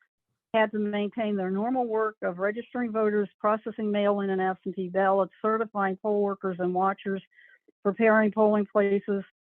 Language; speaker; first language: English; native; English